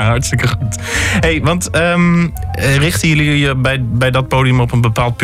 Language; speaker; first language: Dutch; native; Dutch